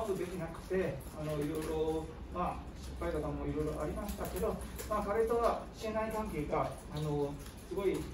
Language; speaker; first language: Japanese; non-native, fluent; Burmese